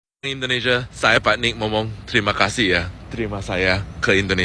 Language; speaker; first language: Indonesian; non-native, learner; English